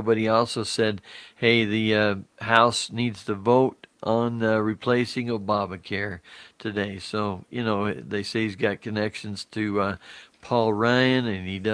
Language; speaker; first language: English; native; English